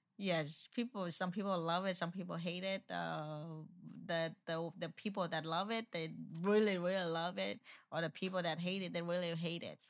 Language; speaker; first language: English; non-native, fluent; Vietnamese